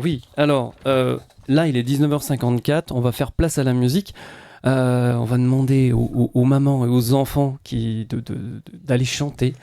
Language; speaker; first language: French; native; French